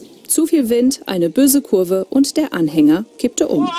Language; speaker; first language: German; native; German